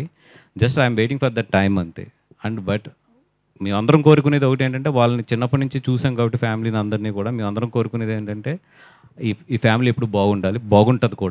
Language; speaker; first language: Telugu; native; Telugu